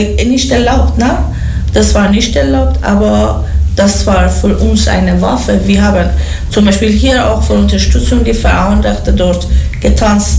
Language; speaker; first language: German; non-native, learner; Persian